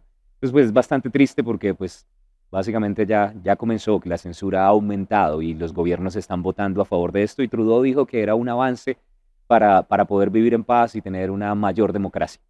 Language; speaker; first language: Spanish; native; Spanish